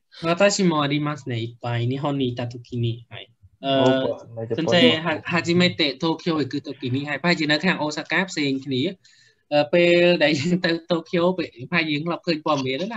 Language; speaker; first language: Japanese; non-native, fluent; Khmer